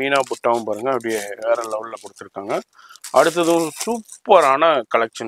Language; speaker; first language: Tamil; native; Tamil